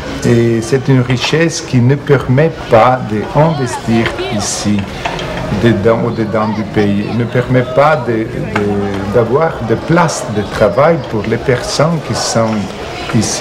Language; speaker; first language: French; non-native, fluent; Portuguese